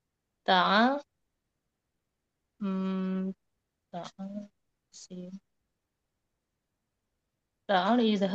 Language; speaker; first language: Arabic; non-native, learner; Indonesian